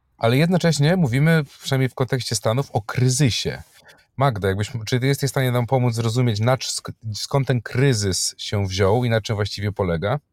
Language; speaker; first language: Polish; native; Polish